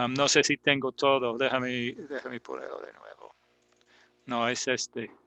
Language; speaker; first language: Spanish; non-native, fluent; English